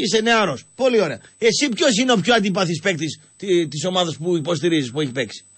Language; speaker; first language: Greek; native; Greek